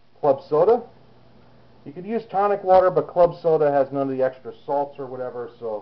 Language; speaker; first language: English; native; English